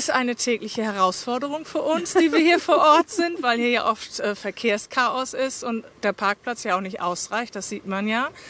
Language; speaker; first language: German; native; German